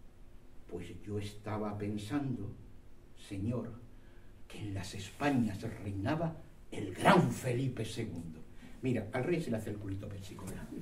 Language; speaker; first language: Spanish; native; Spanish